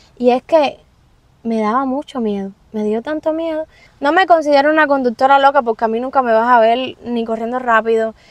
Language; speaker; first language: Spanish; native; Spanish